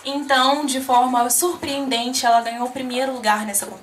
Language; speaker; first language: Portuguese; native; Portuguese